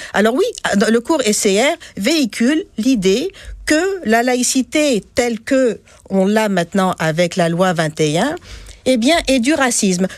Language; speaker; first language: French; non-native, local second language; Arabic